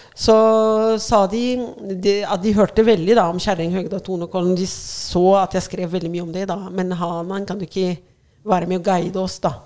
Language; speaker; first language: Norwegian; non-native, fluent; Arabic